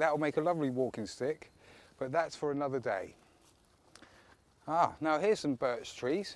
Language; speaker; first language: English; native; English